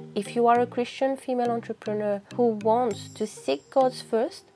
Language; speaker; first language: English; non-native, fluent; French